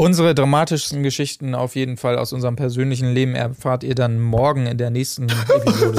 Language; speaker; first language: German; native; German